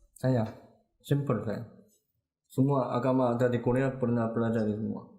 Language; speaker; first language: Indonesian; non-native, learner; Korean